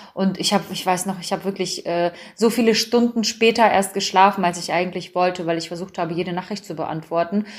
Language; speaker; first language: German; native; German